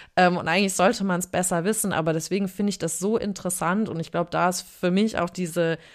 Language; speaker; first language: German; native; German